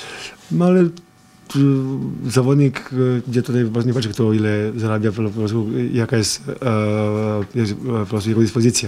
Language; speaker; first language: Polish; non-native, fluent; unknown